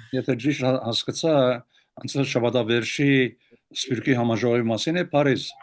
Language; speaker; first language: Armenian; early bilingual, heritage; Armenian